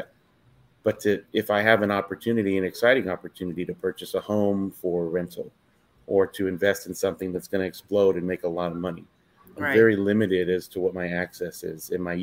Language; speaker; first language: English; native; English